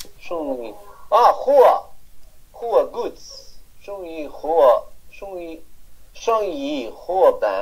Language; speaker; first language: Chinese; non-native, learner; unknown